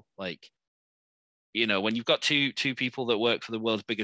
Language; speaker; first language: English; native; English